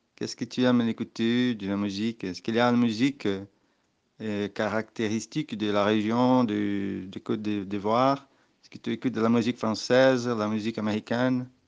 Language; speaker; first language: French; non-native, learner; Portuguese